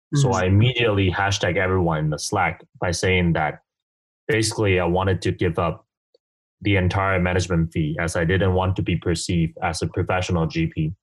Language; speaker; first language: English; non-native, fluent; Chinese